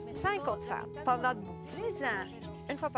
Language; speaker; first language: French; non-native, local second language; English